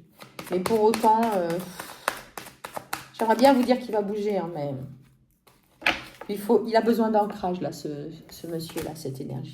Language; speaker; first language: French; native; French